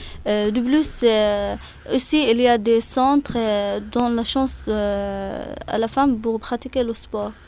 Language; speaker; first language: French; non-native, learner; Arabic